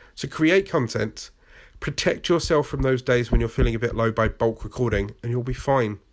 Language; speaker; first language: English; native; English